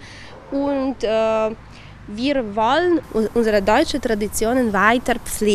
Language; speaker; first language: German; non-native, fluent; Ukrainian